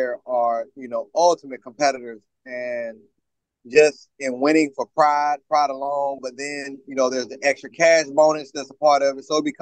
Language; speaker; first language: English; native; English